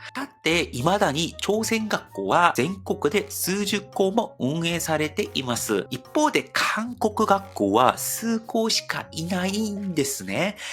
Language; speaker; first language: Japanese; non-native, fluent; Korean